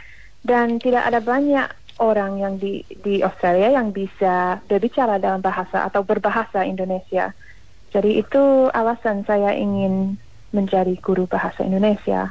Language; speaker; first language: Indonesian; non-native, fluent; English